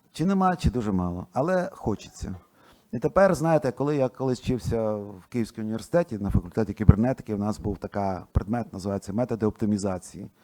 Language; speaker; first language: Ukrainian; non-native, local second language; Russian